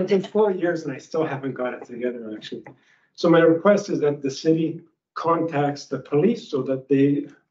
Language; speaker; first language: English; native; English